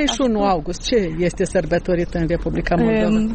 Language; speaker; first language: Romanian; native; Romanian